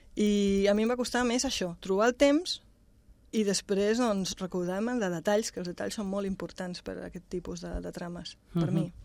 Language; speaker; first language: Catalan; non-native, local second language; Spanish